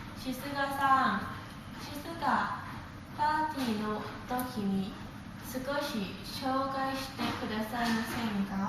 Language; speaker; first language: Japanese; non-native, fluent; Thai